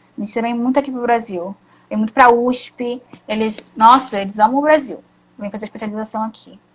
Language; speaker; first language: Portuguese; native; Portuguese